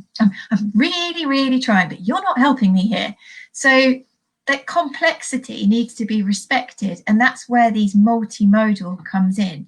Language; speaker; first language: English; native; English